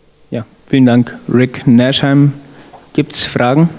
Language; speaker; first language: German; native; German